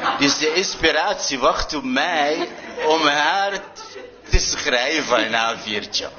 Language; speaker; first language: Dutch; non-native, fluent; Arabic